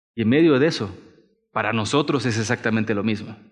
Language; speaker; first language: Spanish; native; Spanish